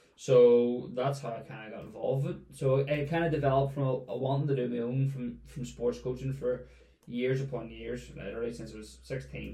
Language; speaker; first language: English; native; English